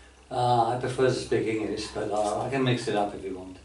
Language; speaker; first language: English; native; English